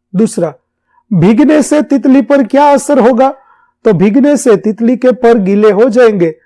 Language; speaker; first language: Hindi; non-native, local second language; Gujarati